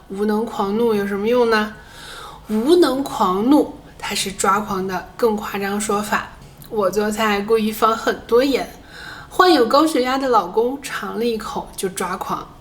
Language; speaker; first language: Chinese; native; Chinese